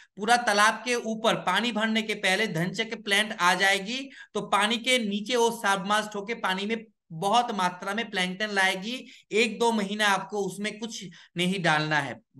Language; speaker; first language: Hindi; non-native, local second language; Bangla